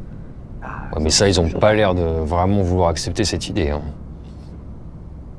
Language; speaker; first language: French; native; French